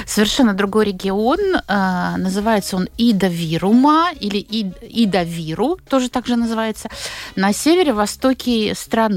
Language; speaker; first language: Russian; native; Russian